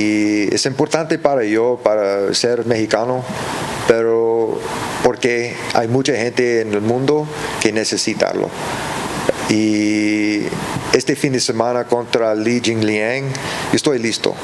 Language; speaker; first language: Spanish; early bilingual, heritage; English